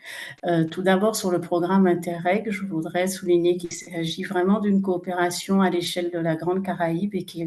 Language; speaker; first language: French; native; French